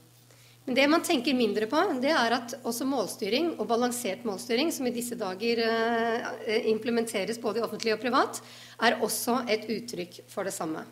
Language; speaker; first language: Norwegian; native; Norwegian